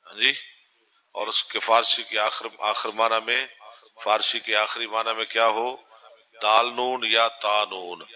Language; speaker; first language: Urdu; non-native, local second language; Punjabi